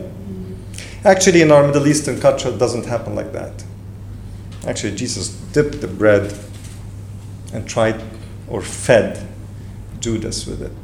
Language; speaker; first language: English; non-native, fluent; Arabic